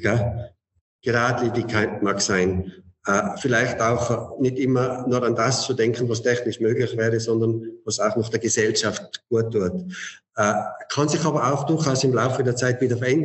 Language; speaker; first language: German; native; German